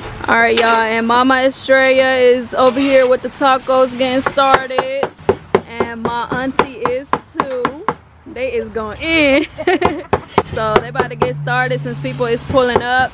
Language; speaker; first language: English; native; English